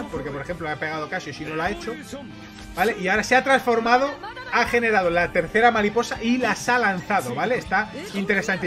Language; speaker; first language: Spanish; native; Spanish